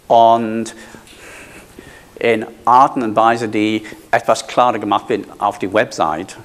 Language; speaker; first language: German; non-native, fluent; English